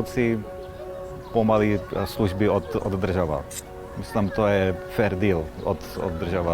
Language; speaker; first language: Macedonian; non-native, fluent; Czech